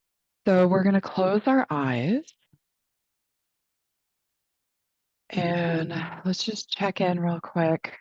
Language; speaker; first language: English; native; English